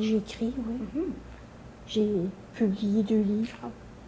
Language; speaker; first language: French; native; French